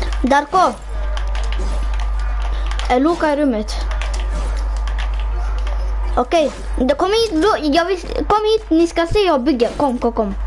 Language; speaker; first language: Swedish; early bilingual, other home language; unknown